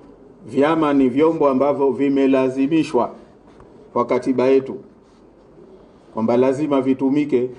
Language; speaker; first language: Swahili; native; Swahili